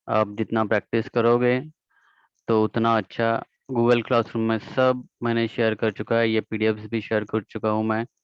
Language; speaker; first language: Hindi; non-native, local second language; Marathi